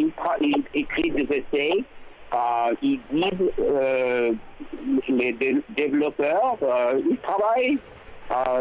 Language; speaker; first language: French; non-native, fluent; English